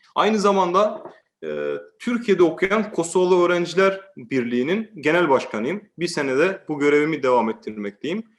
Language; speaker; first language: Turkish; native; Turkish